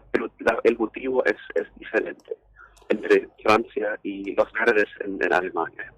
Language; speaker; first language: Spanish; non-native, fluent; German